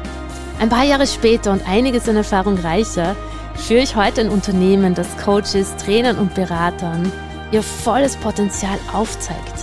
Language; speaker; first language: German; native; German